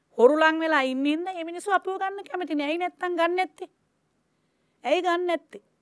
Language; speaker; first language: Sinhala; native; Sinhala